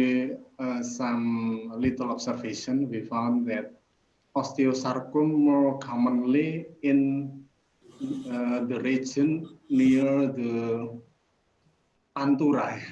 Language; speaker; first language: English; non-native, learner; Indonesian